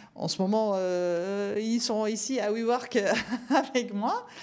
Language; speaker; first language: French; non-native, fluent; Norwegian